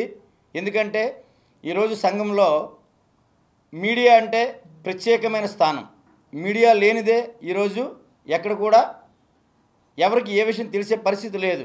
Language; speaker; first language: Telugu; native; Telugu